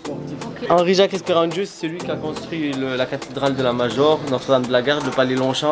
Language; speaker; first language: French; native; French